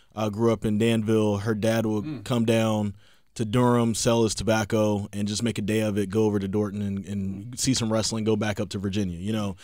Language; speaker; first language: English; native; English